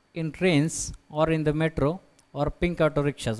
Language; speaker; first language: English; non-native, local second language; Marathi